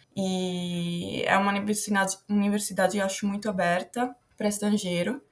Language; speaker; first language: Portuguese; non-native, fluent; Italian